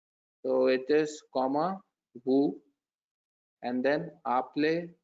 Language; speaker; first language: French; non-native, learner; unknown